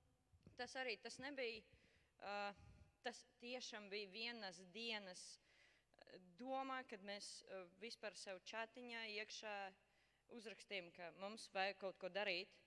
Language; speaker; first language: Latvian; non-native, learner; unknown